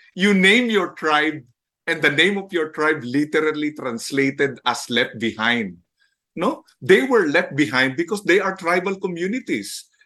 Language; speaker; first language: English; non-native, local second language; Filipino